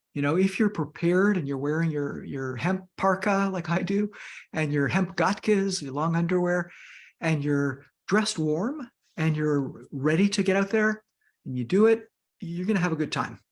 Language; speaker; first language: English; native; English